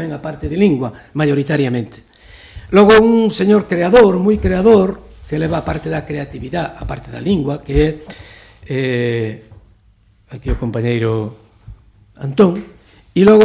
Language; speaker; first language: Galician; native; Galician